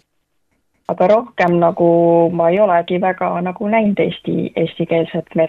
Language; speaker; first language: Estonian; native; Estonian